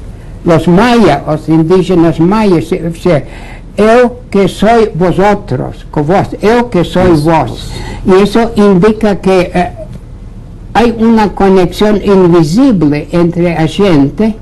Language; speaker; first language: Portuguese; non-native, fluent; Latvian